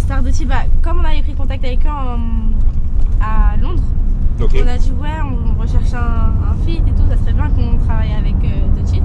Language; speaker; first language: French; native; French